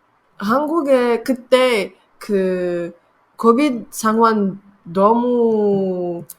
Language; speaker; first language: Korean; non-native, learner; French